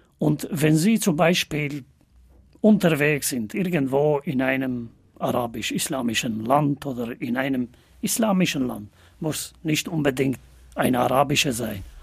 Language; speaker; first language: German; non-native, fluent; Albanian